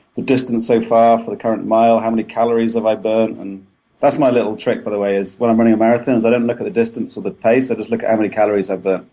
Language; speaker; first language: English; native; English